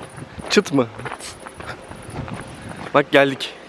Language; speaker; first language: Turkish; native; Turkish